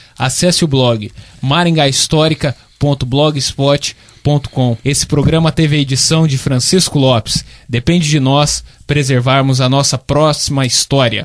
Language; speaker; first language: Portuguese; native; Portuguese